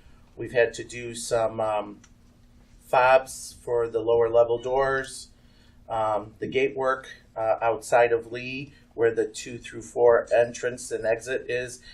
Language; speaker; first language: English; native; English